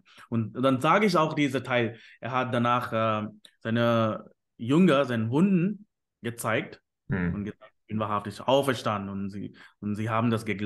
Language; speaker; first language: German; non-native, fluent; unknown